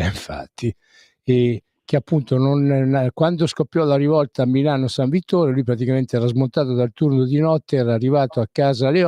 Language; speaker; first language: Italian; native; Italian